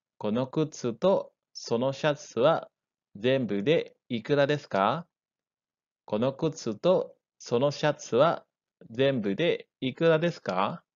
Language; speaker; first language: Japanese; non-native, fluent; Indonesian